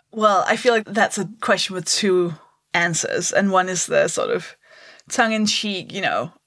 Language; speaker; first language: English; non-native, fluent; Danish